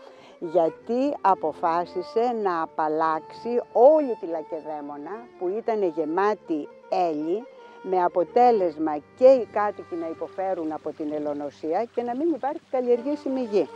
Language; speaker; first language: Greek; native; Greek